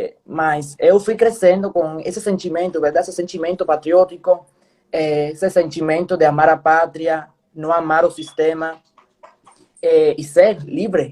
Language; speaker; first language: Portuguese; non-native, fluent; Spanish